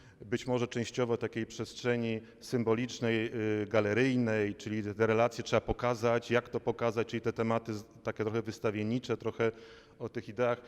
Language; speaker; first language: Polish; native; Polish